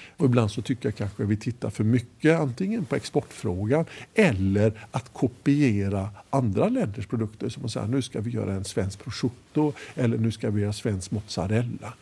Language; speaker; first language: Swedish; native; Swedish